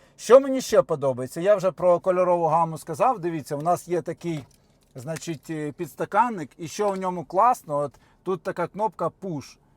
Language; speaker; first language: Ukrainian; non-native, local second language; Russian